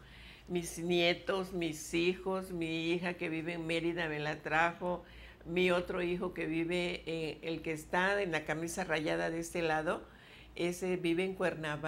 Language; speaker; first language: Spanish; native; Spanish